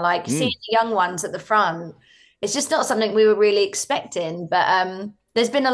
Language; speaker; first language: English; native; English